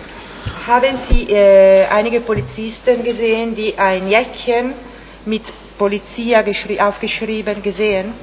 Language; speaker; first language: German; non-native, learner; Italian